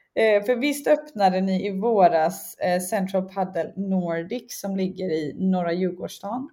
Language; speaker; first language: Swedish; early bilingual, other home language; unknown